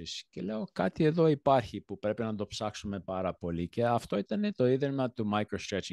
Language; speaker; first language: Greek; early bilingual, heritage; Greek